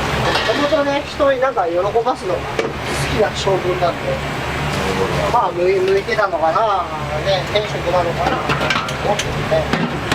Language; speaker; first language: Japanese; native; Japanese